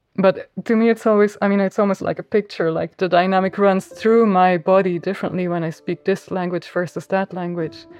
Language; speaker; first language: English; non-native, fluent; Dutch